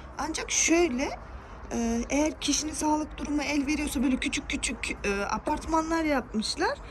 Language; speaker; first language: Turkish; native; Turkish